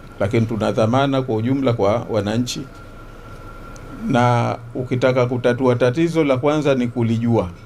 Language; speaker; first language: Swahili; native; Swahili